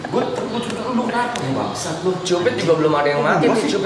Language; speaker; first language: Indonesian; native; Indonesian